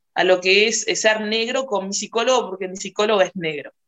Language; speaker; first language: Spanish; native; Spanish